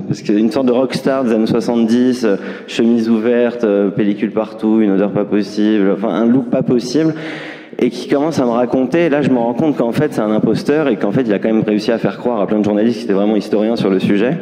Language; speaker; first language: French; native; French